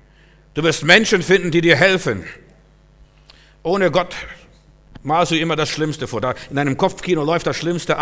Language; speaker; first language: German; native; German